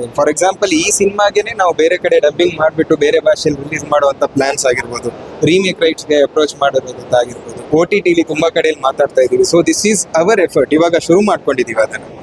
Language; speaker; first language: Kannada; non-native, local second language; Konkani